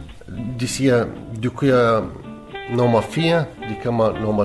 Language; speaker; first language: Danish; non-native, learner; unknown